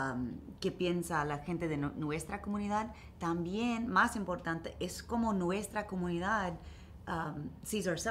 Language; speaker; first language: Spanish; early bilingual, heritage; English